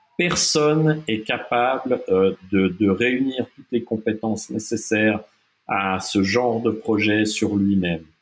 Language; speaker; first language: French; non-native, local second language; German